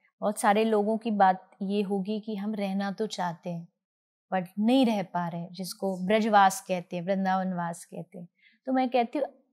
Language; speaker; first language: Hindi; native; Hindi